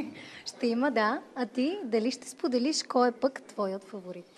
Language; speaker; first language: Bulgarian; native; Bulgarian